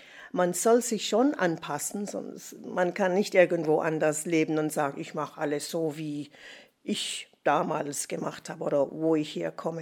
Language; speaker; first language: German; non-native, fluent; English